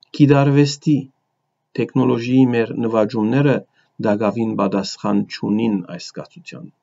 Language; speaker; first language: Armenian; early bilingual, heritage; Armenian